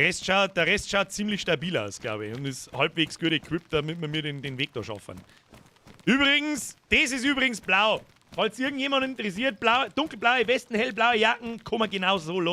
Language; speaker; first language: German; native; German